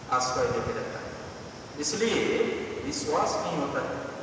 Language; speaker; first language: Hindi; non-native, local second language; Bangla